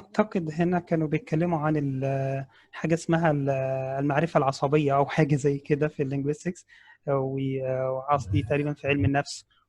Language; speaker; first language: Arabic; native; Arabic